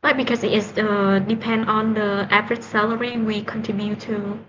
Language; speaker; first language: English; non-native, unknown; Vietnamese